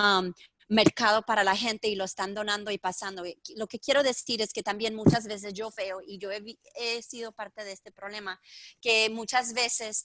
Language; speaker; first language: Spanish; early bilingual, heritage; Spanish